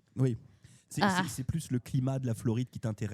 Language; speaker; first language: French; native; French